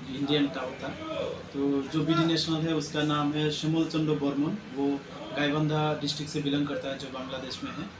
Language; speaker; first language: Hindi; non-native, local second language; Bangla